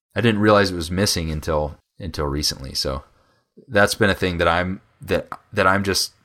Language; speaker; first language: English; native; English